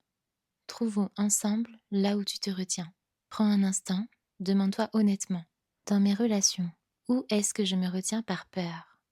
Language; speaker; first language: French; native; French